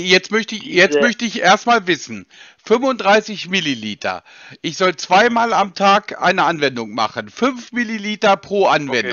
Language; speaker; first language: German; native; German